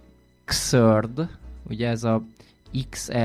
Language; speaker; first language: Hungarian; native; Hungarian